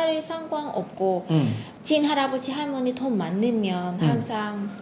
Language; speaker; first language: Korean; non-native, fluent; Vietnamese